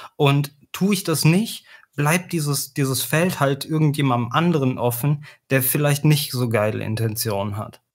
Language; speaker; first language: German; native; German